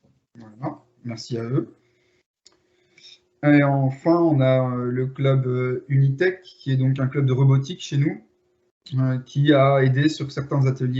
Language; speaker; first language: French; native; French